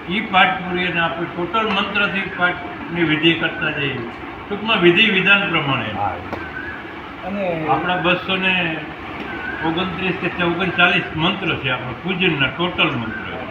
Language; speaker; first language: Gujarati; native; Gujarati